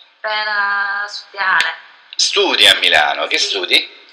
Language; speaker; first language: Italian; non-native, learner; Chinese